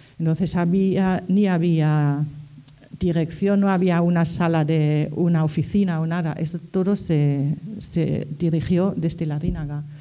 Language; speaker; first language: Spanish; non-native, fluent; German